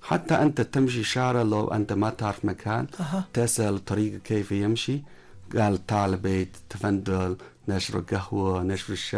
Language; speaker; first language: Arabic; non-native, learner; Chinese